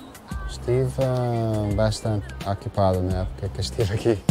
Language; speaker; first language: Portuguese; non-native, fluent; English